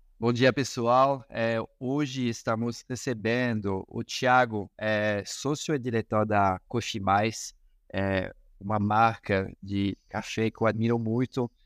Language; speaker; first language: Portuguese; non-native, fluent; Spanish